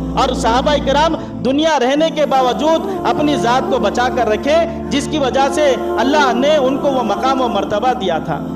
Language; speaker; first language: Urdu; native; Urdu